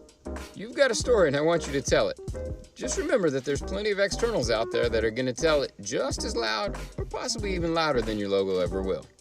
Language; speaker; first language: English; native; English